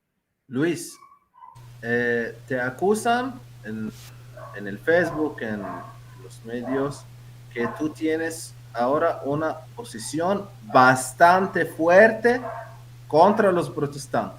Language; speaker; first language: Spanish; non-native, fluent; Arabic